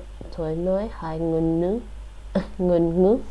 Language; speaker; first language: Vietnamese; non-native, learner; English